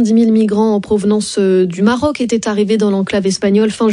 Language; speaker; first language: French; native; French